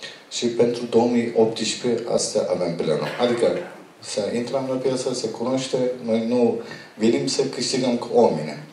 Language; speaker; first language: Romanian; non-native, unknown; Turkish